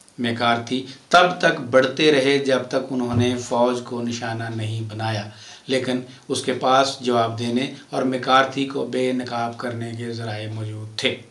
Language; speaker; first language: Urdu; non-native, local second language; Punjabi